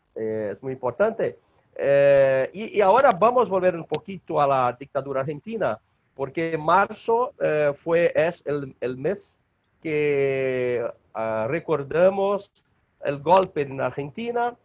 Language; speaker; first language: Spanish; non-native, learner; Portuguese